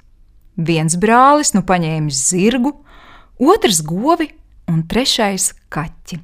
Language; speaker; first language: Latvian; native; Latvian